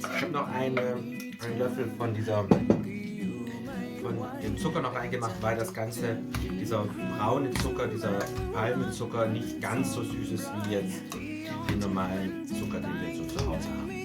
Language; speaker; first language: German; non-native, fluent; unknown